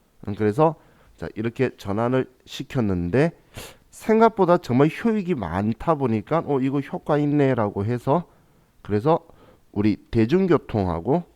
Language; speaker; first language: Korean; native; Korean